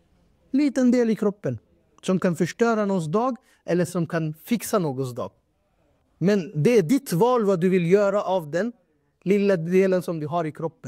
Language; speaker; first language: Swedish; non-native, fluent; Urdu